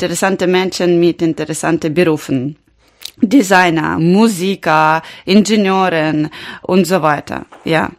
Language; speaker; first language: German; non-native, learner; Ukrainian